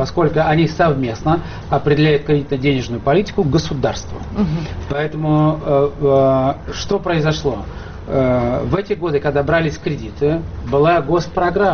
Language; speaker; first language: Russian; native; Russian